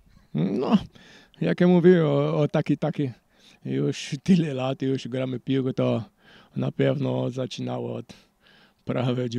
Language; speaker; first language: Polish; non-native, learner; Portuguese